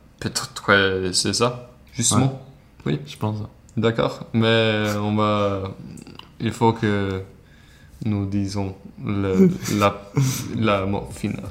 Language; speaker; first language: French; non-native, learner; Swedish